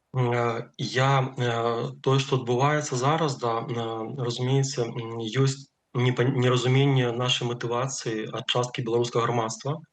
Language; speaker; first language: Belarusian; non-native, local second language; Russian